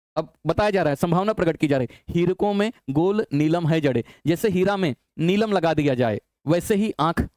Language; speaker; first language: Hindi; native; Hindi